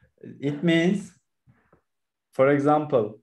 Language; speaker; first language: English; non-native, learner; Turkish